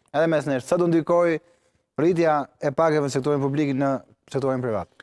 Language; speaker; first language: Albanian; native; Albanian